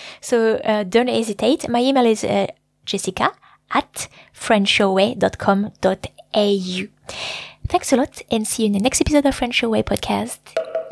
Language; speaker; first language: English; non-native, fluent; French